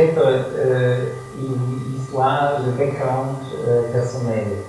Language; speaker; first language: French; non-native, fluent; German